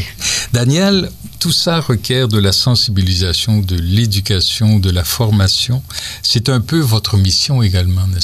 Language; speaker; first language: French; native; French